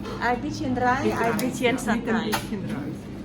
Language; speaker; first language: German; non-native, learner; Thai